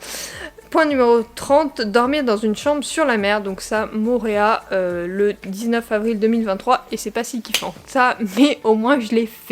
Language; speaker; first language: French; native; French